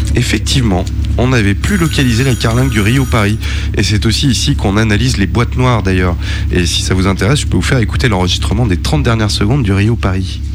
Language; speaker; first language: French; native; French